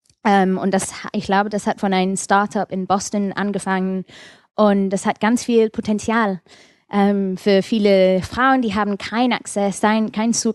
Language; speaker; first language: German; non-native, fluent; English